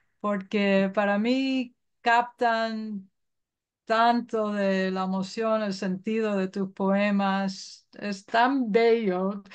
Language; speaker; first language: Spanish; early bilingual, heritage; Spanish